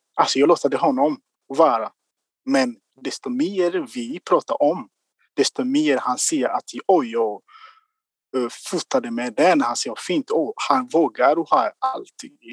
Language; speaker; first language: Swedish; non-native, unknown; Kinyarwanda